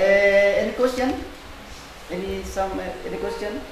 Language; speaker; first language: English; non-native, learner; Indonesian